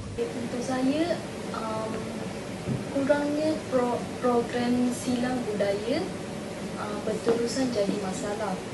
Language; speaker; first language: Malay; non-native, local second language; Tamil